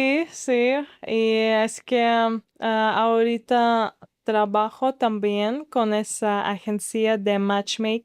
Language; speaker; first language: Spanish; non-native, learner; Russian